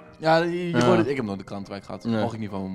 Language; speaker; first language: Dutch; native; Dutch